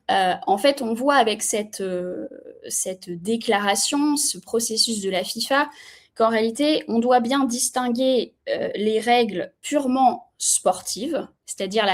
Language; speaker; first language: French; native; French